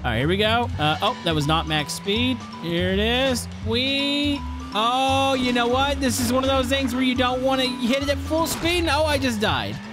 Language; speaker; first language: English; native; English